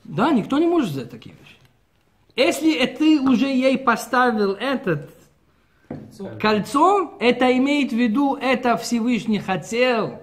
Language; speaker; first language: Russian; early bilingual, heritage; Russian